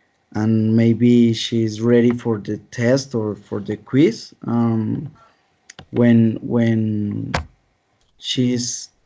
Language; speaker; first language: English; non-native, learner; Spanish